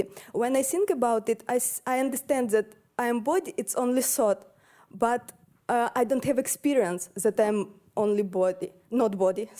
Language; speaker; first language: English; non-native, learner; Russian